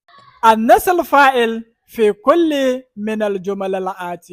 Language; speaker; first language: Arabic; non-native, fluent; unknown